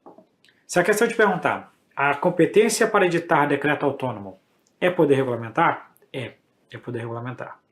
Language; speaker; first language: Portuguese; native; Portuguese